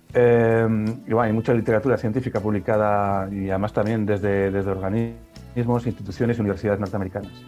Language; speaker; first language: Spanish; native; Spanish